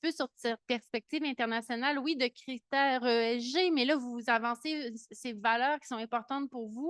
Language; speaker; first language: French; native; French